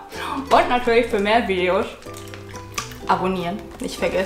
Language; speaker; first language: German; native; German